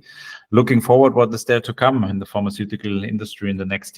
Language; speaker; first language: English; non-native, fluent; German